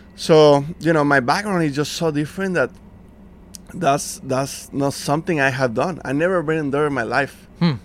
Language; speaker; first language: English; non-native, fluent; Spanish